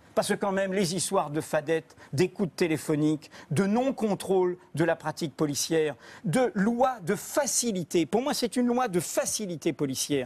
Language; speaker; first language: French; native; French